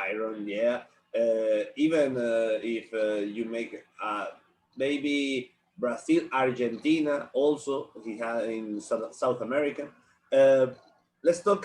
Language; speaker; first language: English; non-native, learner; Spanish